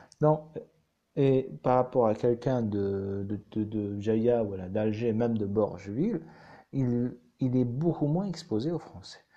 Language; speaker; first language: French; non-native, local second language; Arabic